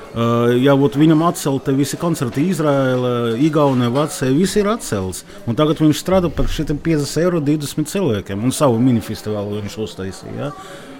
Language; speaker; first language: Latvian; non-native, local second language; Russian